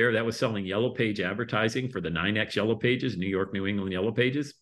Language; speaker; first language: English; native; English